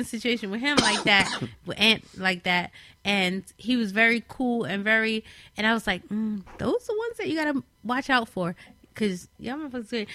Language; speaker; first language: English; native; English